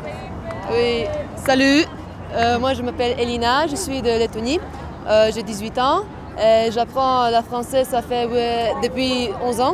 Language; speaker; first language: French; non-native, fluent; Latvian